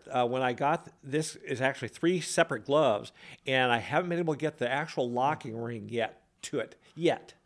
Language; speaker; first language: English; native; English